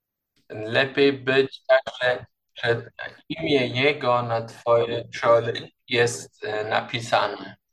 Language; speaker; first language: Polish; non-native, learner; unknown